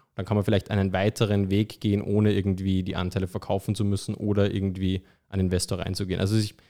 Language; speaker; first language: German; native; German